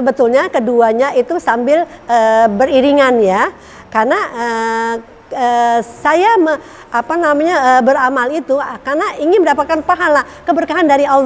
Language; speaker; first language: Indonesian; native; Indonesian